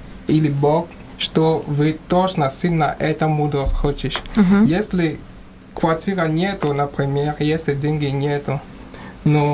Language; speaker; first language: Russian; non-native, learner; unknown